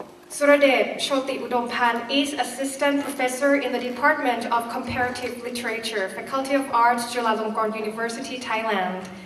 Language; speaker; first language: English; non-native, fluent; Thai